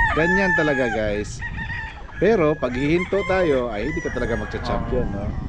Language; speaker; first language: Filipino; native; Filipino